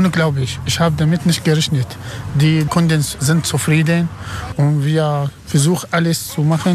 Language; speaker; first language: German; non-native, learner; Arabic